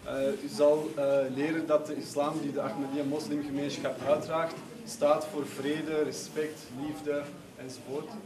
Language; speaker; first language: Dutch; early bilingual, other home language; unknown